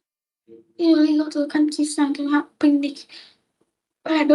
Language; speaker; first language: English; non-native, learner; Vietnamese